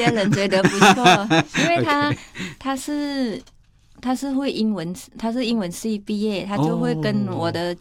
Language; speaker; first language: Chinese; non-native, fluent; Thai